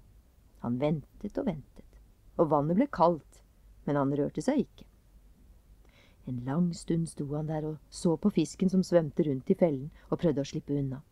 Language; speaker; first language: Norwegian; native; Norwegian